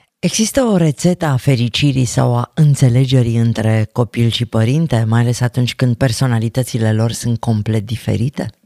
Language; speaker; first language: Romanian; native; Romanian